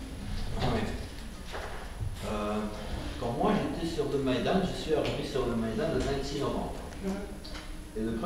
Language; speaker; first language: French; non-native, fluent; Ukrainian